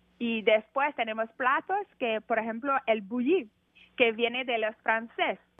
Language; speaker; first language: Spanish; non-native, learner; French